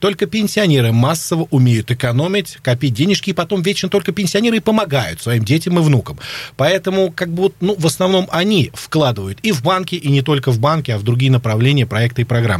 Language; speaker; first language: Russian; native; Russian